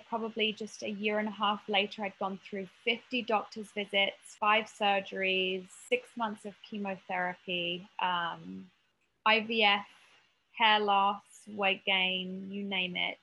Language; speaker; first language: English; native; English